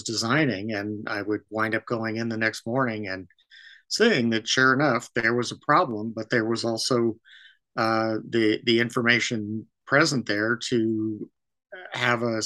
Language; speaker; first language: English; native; English